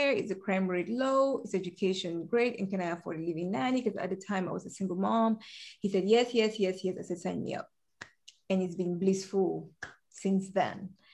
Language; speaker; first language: English; native; English